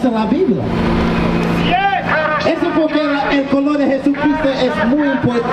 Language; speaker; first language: Spanish; non-native, learner; English